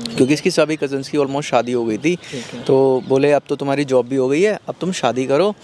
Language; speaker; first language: Hindi; native; Hindi